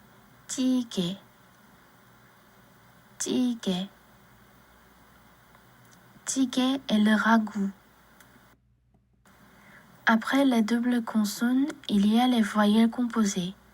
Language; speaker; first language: French; non-native, learner; Korean